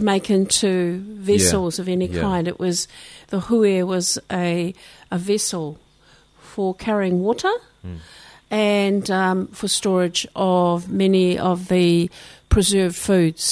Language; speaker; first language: English; native; English